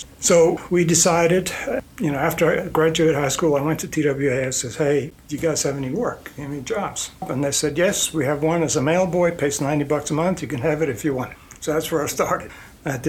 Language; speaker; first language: English; non-native, fluent; Icelandic